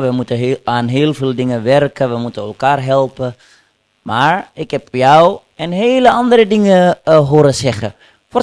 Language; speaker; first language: Dutch; non-native, fluent; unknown